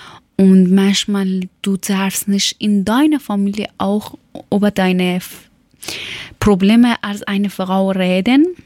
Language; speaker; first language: German; non-native, learner; Persian